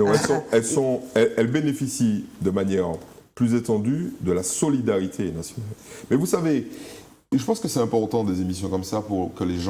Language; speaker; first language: French; native; French